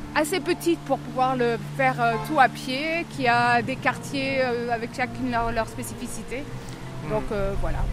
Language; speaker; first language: French; native; French